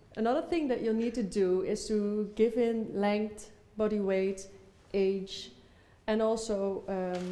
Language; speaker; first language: English; non-native, fluent; Dutch